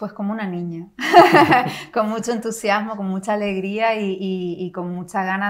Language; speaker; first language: Spanish; native; Spanish